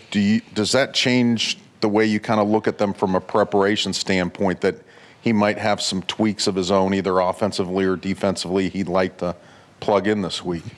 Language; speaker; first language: English; native; English